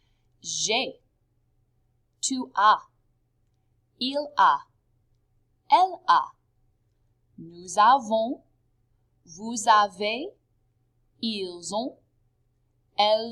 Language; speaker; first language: French; non-native, fluent; English